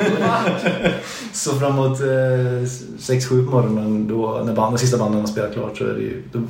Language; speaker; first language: Swedish; native; Swedish